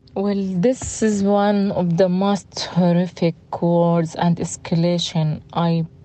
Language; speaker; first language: English; non-native, fluent; Arabic